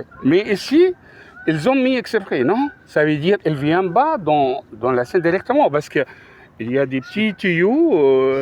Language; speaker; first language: French; non-native, fluent; Arabic